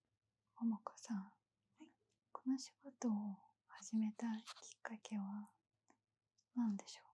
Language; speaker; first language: Japanese; non-native, learner; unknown